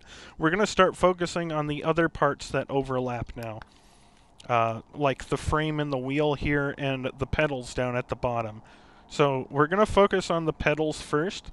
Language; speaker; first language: English; native; English